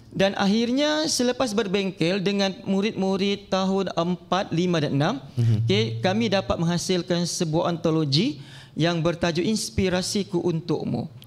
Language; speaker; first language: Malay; native; Malay